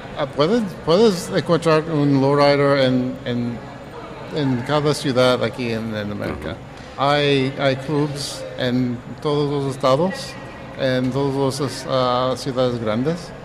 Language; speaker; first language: Spanish; non-native, fluent; English